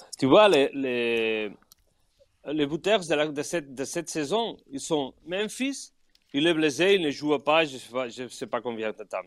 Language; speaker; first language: French; non-native, learner; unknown